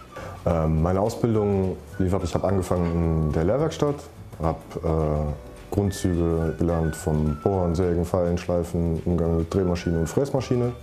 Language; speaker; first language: German; native; German